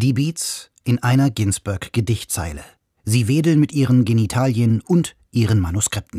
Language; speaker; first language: German; native; German